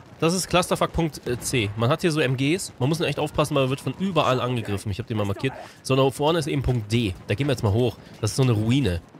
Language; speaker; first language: German; native; German